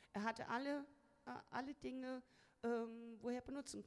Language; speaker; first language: German; non-native, fluent; Spanish